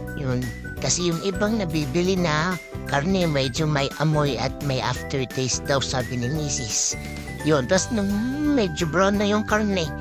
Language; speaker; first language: Filipino; non-native, local second language; Bikol